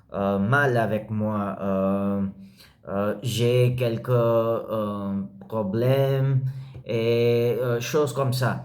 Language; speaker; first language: French; non-native, learner; English